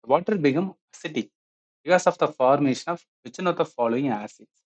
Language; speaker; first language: English; non-native, local second language; Tamil